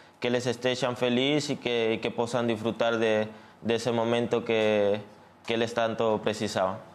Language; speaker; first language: Portuguese; non-native, learner; Spanish